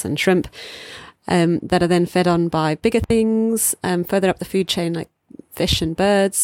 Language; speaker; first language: English; native; English